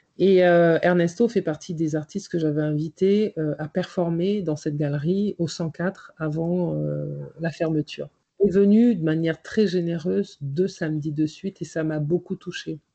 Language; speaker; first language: French; native; French